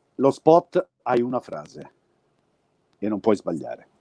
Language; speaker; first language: Italian; native; Italian